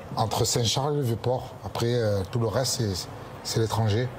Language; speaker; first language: French; native; French